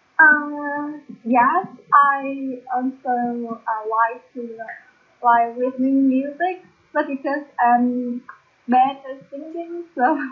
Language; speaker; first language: English; non-native, learner; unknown